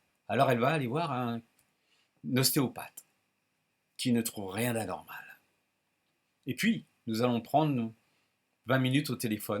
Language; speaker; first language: French; native; French